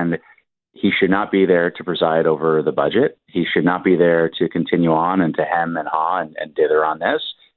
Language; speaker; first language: English; native; English